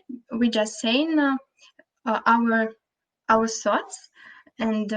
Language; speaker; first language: English; non-native, fluent; Russian